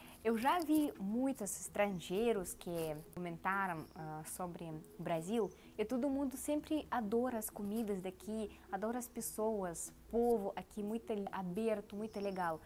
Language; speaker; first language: Portuguese; non-native, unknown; Russian